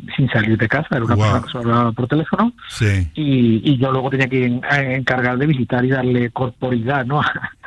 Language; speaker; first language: Spanish; native; Spanish